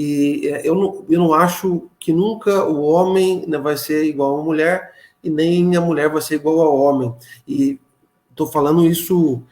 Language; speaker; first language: Portuguese; native; Portuguese